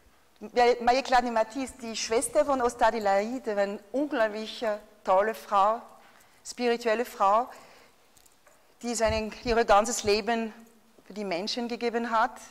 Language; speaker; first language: German; non-native, fluent; French